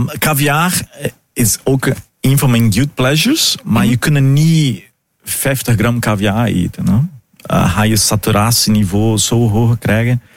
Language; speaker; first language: Dutch; non-native, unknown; Portuguese